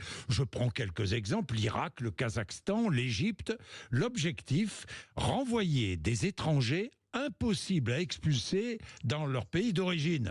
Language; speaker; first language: French; native; French